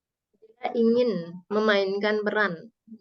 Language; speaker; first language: Indonesian; native; Indonesian